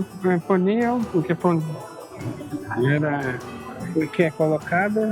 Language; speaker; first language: Spanish; non-native, learner; Portuguese